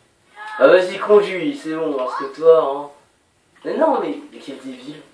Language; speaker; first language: French; native; French